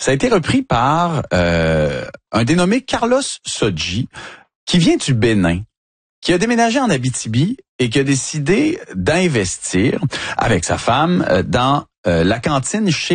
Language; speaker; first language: French; native; French